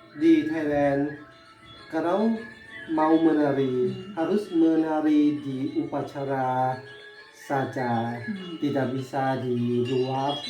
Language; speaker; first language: Indonesian; non-native, learner; Thai